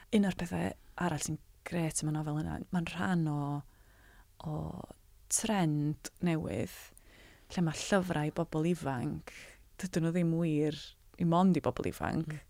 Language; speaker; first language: Welsh; native; Welsh